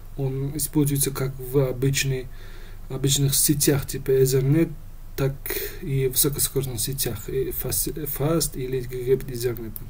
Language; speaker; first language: Russian; non-native, local second language; Uzbek